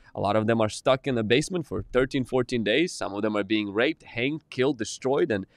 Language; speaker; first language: English; non-native, fluent; Ukrainian